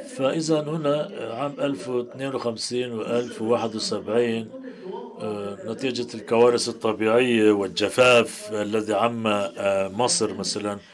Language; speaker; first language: Arabic; non-native, fluent; Turkish